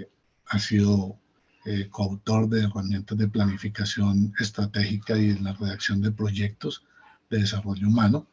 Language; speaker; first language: Spanish; native; Spanish